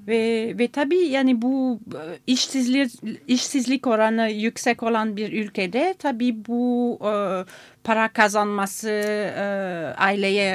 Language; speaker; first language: Turkish; non-native, fluent; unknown